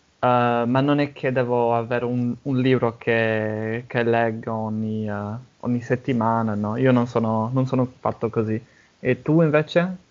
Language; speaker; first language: Italian; non-native, fluent; English